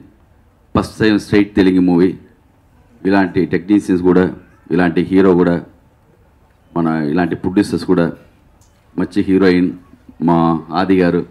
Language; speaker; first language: Telugu; non-native, local second language; Tamil